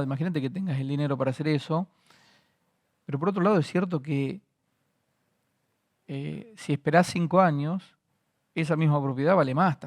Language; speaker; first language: Spanish; native; Spanish